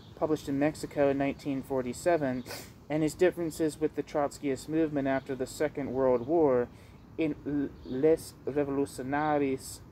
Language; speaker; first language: English; native; English